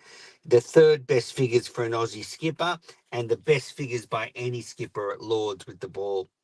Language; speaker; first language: English; native; English